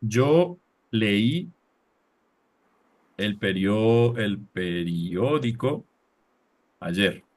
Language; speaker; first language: Spanish; non-native, fluent; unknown